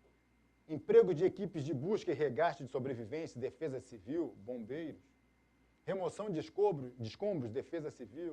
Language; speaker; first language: Portuguese; native; Portuguese